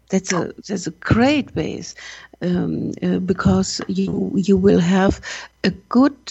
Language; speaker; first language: English; non-native, learner; German